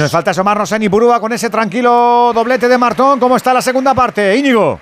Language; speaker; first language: Spanish; native; Spanish